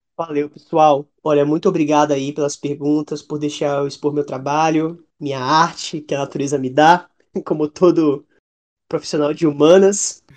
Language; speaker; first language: Portuguese; native; Portuguese